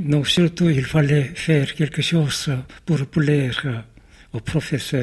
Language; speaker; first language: French; non-native, fluent; Korean